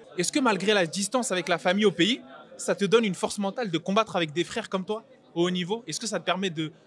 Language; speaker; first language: French; native; French